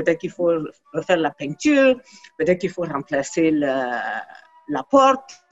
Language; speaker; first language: French; non-native, local second language; Fula